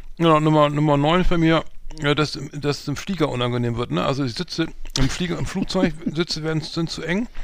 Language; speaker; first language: German; native; German